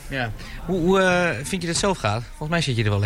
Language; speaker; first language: Dutch; native; Dutch